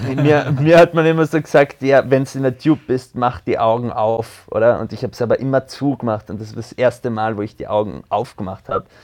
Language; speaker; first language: German; early bilingual, other home language; French